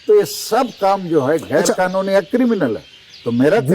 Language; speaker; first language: Hindi; non-native, local second language; Santali